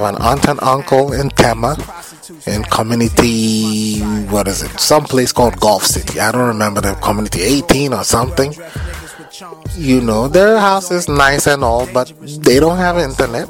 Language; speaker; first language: English; non-native, local second language; Akan